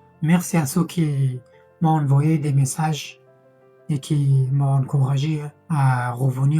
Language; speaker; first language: French; non-native, fluent; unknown